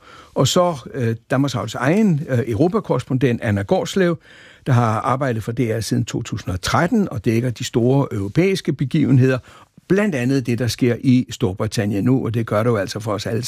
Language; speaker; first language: Danish; native; Danish